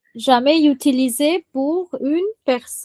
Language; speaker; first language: French; non-native, fluent; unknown